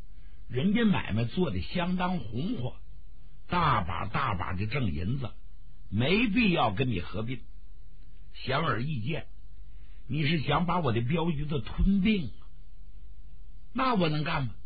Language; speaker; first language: Chinese; native; Chinese